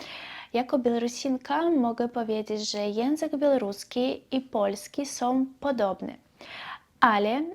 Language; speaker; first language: Polish; non-native, learner; Belarusian